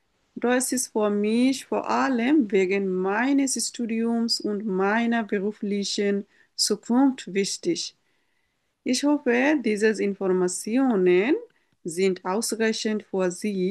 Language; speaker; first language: German; non-native, learner; Bangla